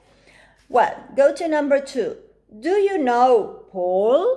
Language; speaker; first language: English; non-native, fluent; Spanish